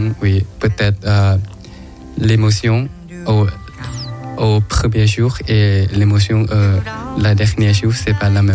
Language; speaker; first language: French; non-native, learner; Thai